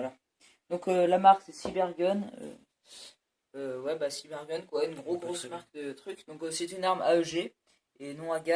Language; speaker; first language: French; native; French